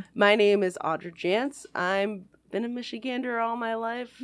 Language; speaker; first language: English; native; English